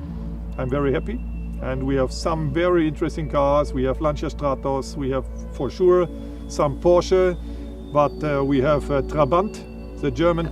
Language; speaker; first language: English; non-native, fluent; German